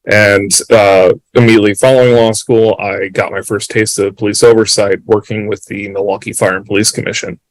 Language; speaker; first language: English; native; English